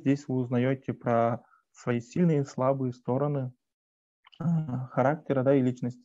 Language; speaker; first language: Russian; native; Russian